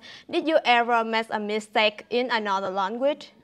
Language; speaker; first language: English; non-native, learner; Vietnamese